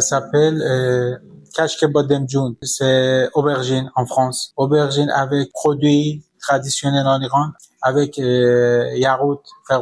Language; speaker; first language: French; non-native, learner; Persian